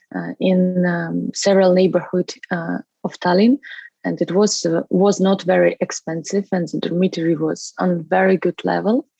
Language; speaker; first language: English; non-native, learner; Russian